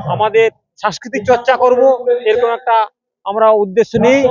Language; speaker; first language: Bangla; non-native, local second language; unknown